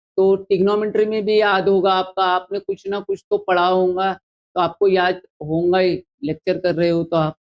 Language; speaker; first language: Hindi; non-native, local second language; Marathi